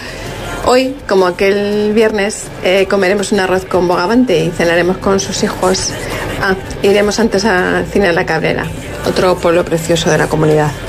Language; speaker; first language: Spanish; native; Spanish